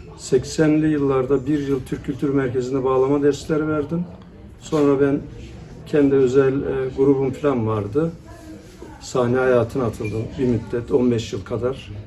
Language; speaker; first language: Turkish; native; Turkish